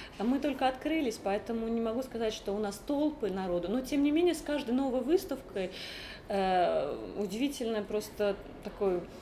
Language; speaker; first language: Russian; native; Russian